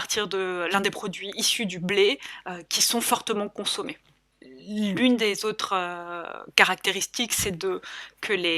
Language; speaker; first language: French; native; French